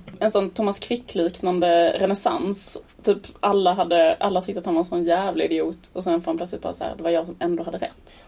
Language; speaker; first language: Swedish; native; Swedish